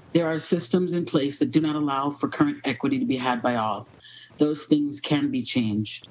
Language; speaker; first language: English; native; English